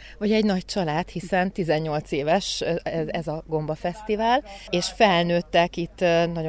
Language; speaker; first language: Hungarian; native; Hungarian